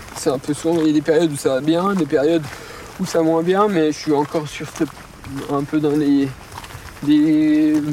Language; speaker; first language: French; native; French